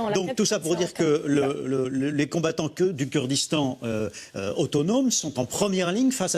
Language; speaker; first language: French; native; French